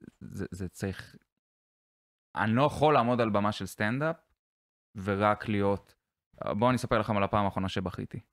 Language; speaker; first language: Hebrew; native; Hebrew